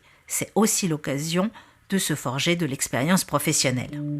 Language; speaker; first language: French; native; French